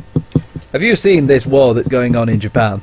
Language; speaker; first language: English; native; English